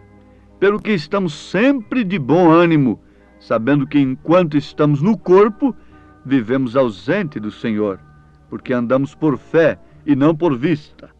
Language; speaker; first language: Portuguese; native; Portuguese